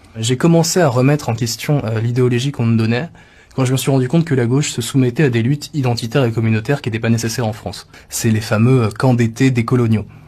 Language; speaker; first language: French; native; French